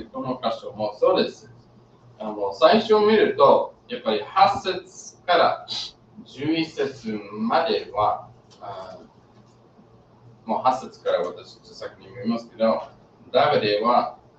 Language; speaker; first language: Japanese; non-native, fluent; English